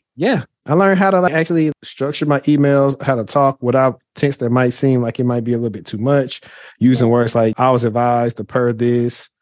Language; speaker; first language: English; native; English